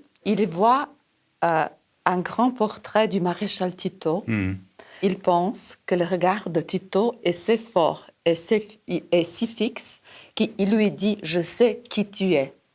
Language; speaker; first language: French; non-native, fluent; Serbian